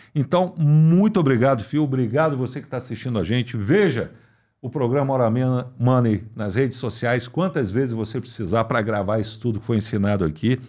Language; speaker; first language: Portuguese; native; Portuguese